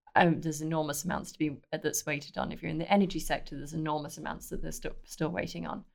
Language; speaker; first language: English; native; English